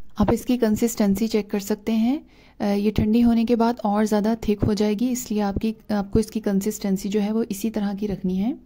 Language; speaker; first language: Hindi; native; Hindi